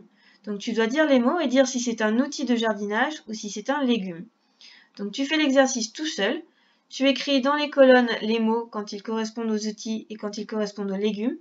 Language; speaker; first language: French; native; French